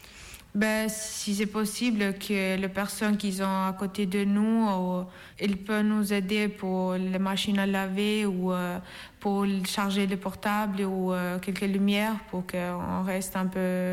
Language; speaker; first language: French; non-native, learner; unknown